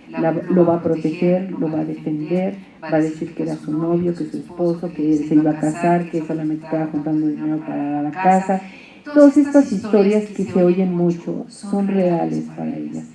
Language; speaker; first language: Spanish; native; Spanish